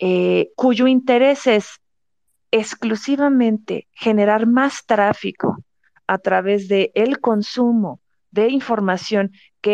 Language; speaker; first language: Spanish; native; Spanish